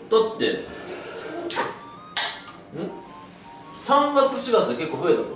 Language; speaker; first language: Japanese; native; Japanese